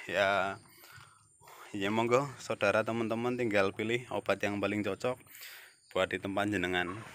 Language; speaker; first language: Indonesian; non-native, local second language; Javanese